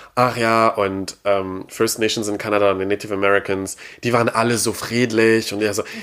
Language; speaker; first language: German; non-native, fluent; English